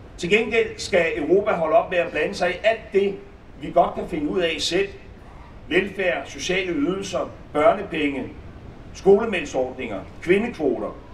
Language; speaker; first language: Danish; native; Danish